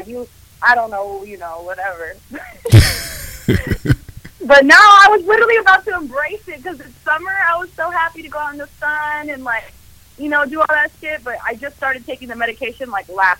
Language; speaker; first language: English; early bilingual, other home language; Spanish